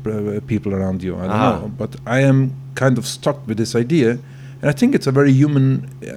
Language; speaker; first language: English; non-native, fluent; Yiddish